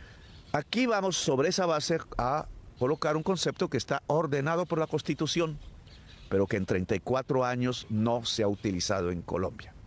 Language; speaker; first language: Spanish; native; Spanish